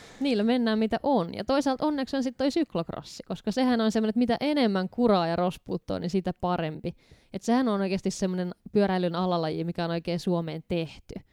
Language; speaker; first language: Finnish; native; Finnish